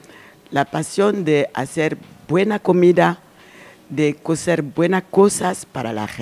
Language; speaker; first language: Spanish; non-native, learner; French